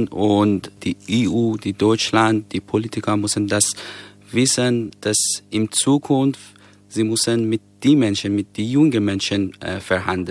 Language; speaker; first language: German; non-native, fluent; Persian